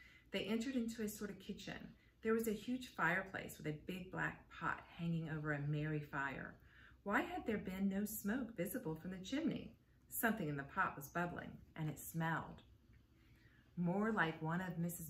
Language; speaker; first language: English; native; English